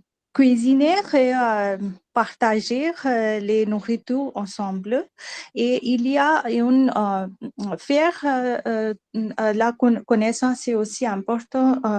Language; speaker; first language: French; non-native, learner; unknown